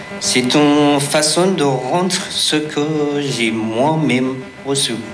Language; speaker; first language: French; non-native, fluent; Persian